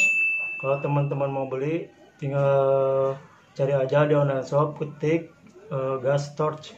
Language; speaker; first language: Indonesian; native; Indonesian